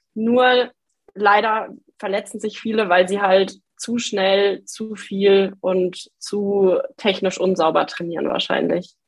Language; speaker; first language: German; native; German